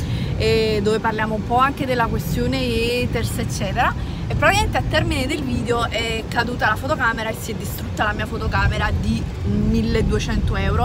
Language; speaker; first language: Italian; native; Italian